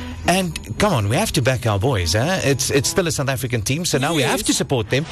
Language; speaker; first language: English; non-native, local second language; Afrikaans